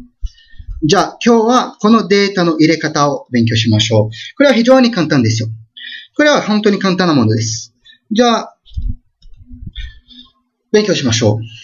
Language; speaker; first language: Japanese; non-native, fluent; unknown